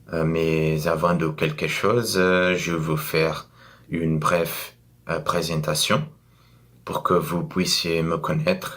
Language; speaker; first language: French; non-native, fluent; Portuguese